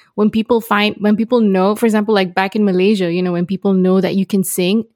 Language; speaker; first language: English; non-native, local second language; Malay